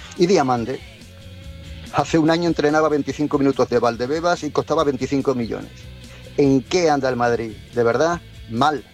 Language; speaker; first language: Spanish; native; Spanish